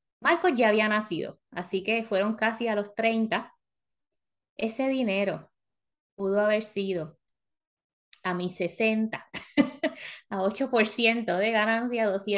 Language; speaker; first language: Spanish; early bilingual, heritage; Spanish